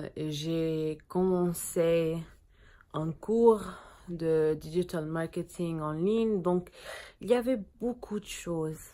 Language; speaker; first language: French; non-native, learner; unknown